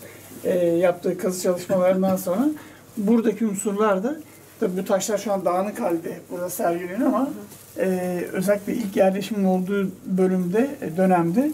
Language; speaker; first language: Turkish; native; Turkish